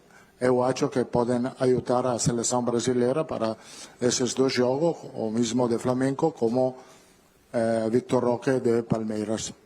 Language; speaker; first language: Portuguese; non-native, learner; Italian